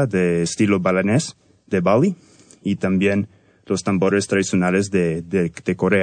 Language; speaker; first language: Spanish; early bilingual, heritage; Spanish